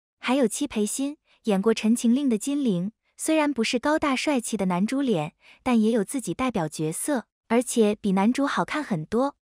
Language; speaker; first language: Chinese; native; Chinese